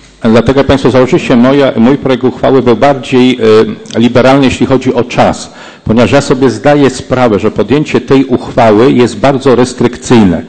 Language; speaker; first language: Polish; native; Polish